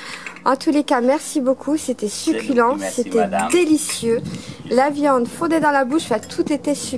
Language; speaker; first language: French; native; French